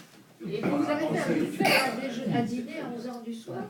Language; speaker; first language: French; native; French